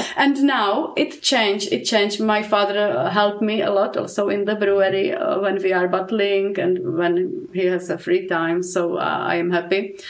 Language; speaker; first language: English; non-native, fluent; Czech